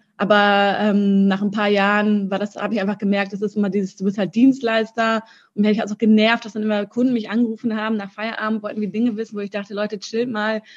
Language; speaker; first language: German; early bilingual, other home language; Russian